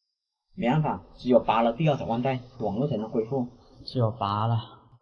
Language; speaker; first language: Chinese; native; Chinese